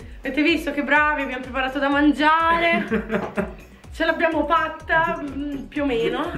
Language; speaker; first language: Italian; native; Italian